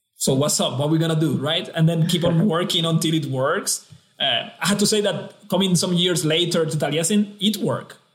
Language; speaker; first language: English; non-native, fluent; Spanish